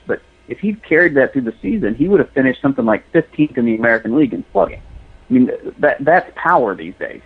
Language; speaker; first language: English; native; English